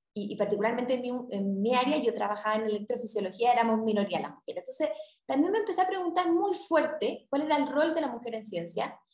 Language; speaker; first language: Spanish; native; Spanish